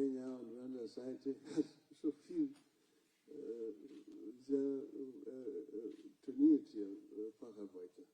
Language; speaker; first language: German; non-native, fluent; Luo (Kenya and Tanzania)